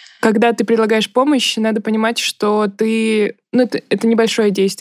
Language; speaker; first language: Russian; native; Russian